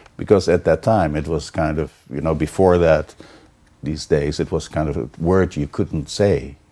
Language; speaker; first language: English; non-native, fluent; Dutch